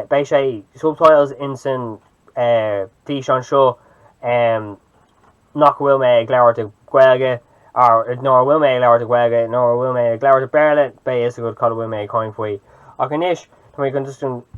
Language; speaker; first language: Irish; non-native, local second language; English